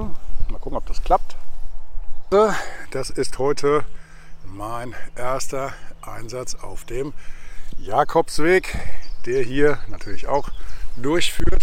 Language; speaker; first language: German; native; German